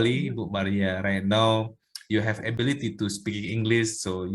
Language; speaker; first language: English; non-native, learner; Indonesian